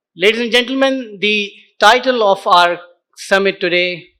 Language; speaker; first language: English; non-native, local second language; Urdu